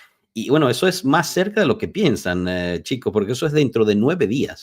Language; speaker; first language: Spanish; native; Spanish